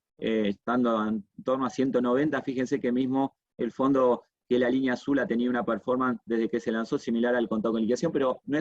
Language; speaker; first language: Spanish; native; Spanish